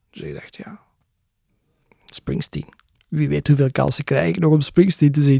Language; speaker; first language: Dutch; native; Dutch